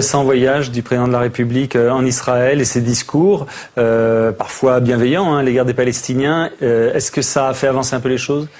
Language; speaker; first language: French; native; French